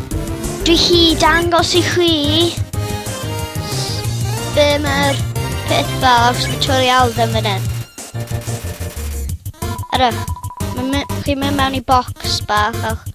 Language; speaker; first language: Welsh; non-native, local second language; English